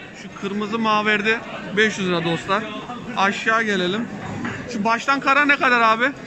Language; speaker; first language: Turkish; native; Turkish